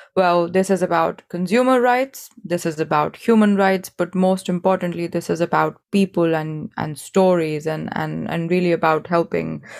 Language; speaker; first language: English; non-native, local second language; Hindi